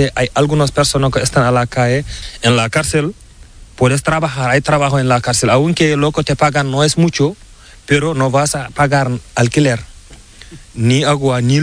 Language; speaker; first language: Spanish; non-native, learner; Fula